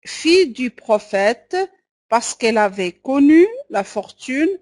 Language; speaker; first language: French; non-native, local second language; Arabic